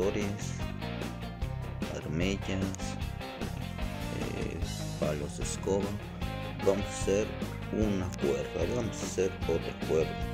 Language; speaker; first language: Spanish; native; Spanish